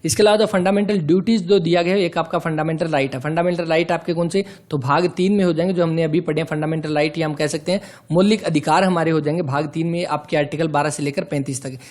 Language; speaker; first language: Hindi; native; Hindi